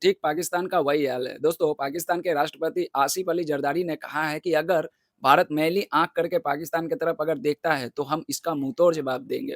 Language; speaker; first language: Hindi; non-native, local second language; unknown